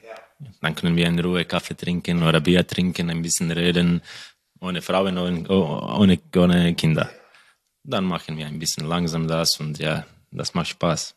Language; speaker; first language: German; non-native, learner; Croatian